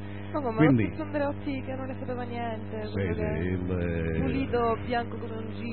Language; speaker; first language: Italian; native; Italian